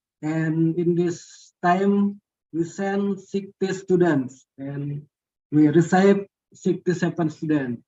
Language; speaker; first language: English; non-native, learner; Indonesian